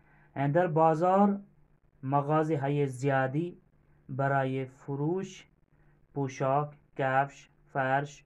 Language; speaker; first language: Persian; non-native, fluent; Urdu